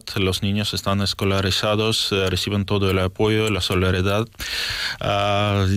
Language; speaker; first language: Spanish; non-native, fluent; Ukrainian